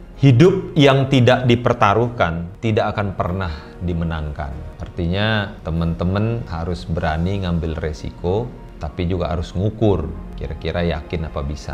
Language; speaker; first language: Indonesian; non-native, local second language; Minangkabau